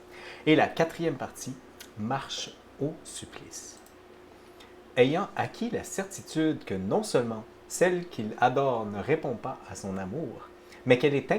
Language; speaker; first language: French; native; French